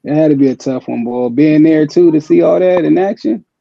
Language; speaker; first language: English; native; English